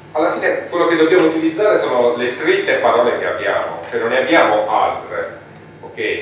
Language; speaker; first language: Italian; native; Italian